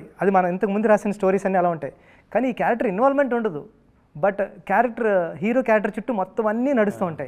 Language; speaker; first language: Telugu; native; Telugu